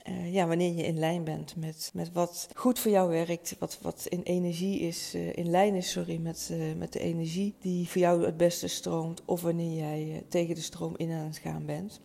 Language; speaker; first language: Dutch; native; Dutch